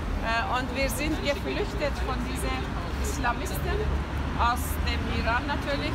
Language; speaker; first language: German; non-native, fluent; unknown